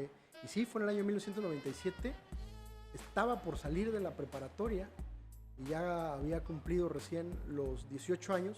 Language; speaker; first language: Spanish; native; Spanish